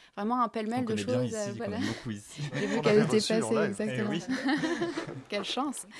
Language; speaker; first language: French; non-native, local second language; Arabic